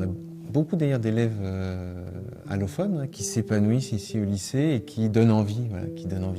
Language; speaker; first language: French; native; French